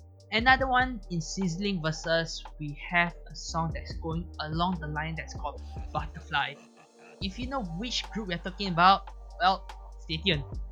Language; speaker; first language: English; non-native, local second language; Chinese